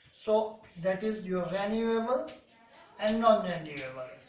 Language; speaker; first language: English; non-native, local second language; Hindi